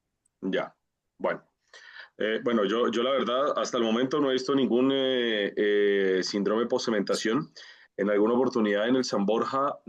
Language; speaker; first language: Spanish; native; Spanish